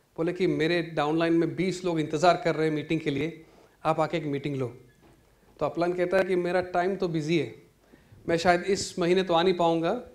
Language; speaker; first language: Hindi; non-native, local second language; Malayalam